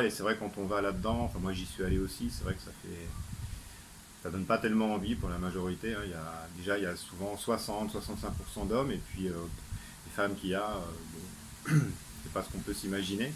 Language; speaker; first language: French; native; French